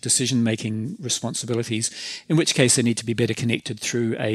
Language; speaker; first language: English; native; English